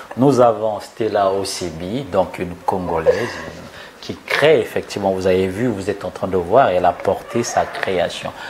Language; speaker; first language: French; non-native, local second language; Lingala